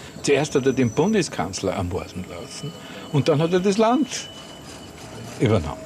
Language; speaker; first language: German; native; German